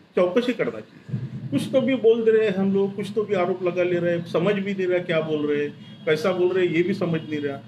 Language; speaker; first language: Hindi; non-native, local second language; Marathi